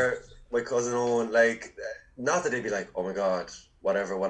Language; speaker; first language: English; native; English